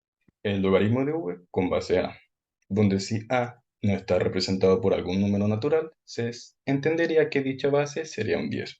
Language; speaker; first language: Spanish; native; Spanish